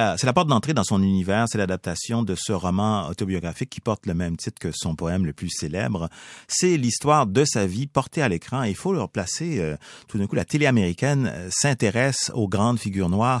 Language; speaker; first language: French; native; French